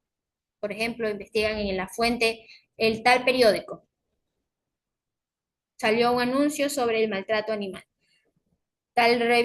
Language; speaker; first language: Spanish; native; Spanish